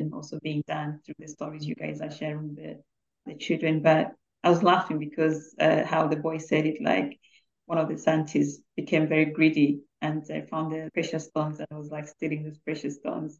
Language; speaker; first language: English; non-native, local second language; Bemba